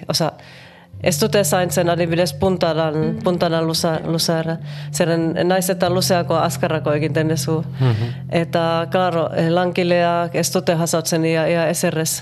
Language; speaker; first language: Basque; non-native, learner; Finnish